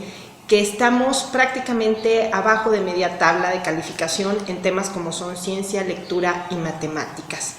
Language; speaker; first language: Spanish; native; Spanish